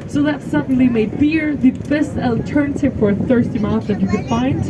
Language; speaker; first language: English; non-native, fluent; Danish